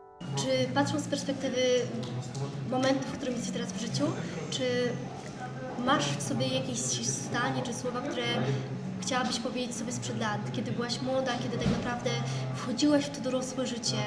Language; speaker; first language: Polish; native; Polish